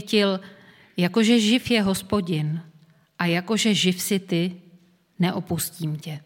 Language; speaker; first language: Czech; native; Czech